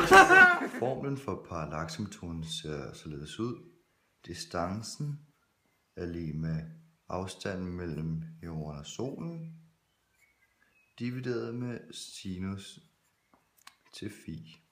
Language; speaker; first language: Danish; native; Danish